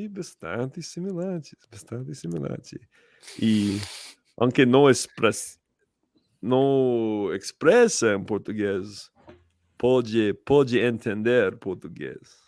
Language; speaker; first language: Portuguese; non-native, learner; English